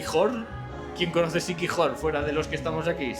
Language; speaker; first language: Spanish; native; Spanish